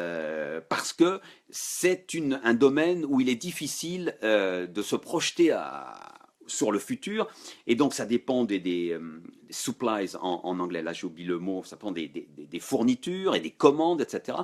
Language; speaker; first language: French; native; French